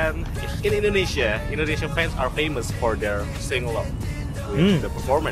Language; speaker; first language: English; non-native, learner; Indonesian